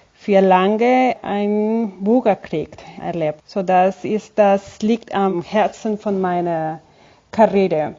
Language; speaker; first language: German; non-native, fluent; Spanish